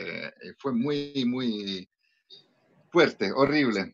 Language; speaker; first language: Spanish; non-native, fluent; Italian